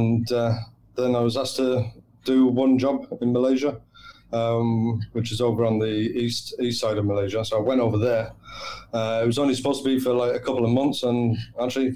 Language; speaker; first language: English; native; English